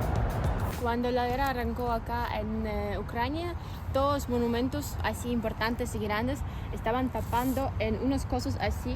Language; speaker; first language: Spanish; non-native, fluent; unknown